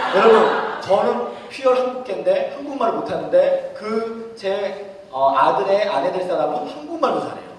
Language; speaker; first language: Korean; early bilingual, other home language; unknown